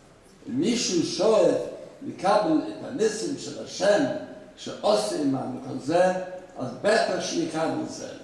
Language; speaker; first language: Hebrew; non-native, fluent; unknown